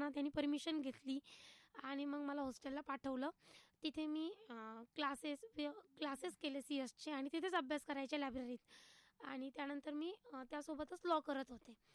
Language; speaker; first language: Marathi; native; Marathi